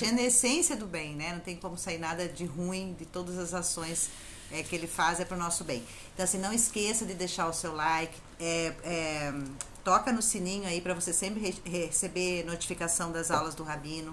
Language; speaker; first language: Portuguese; native; Portuguese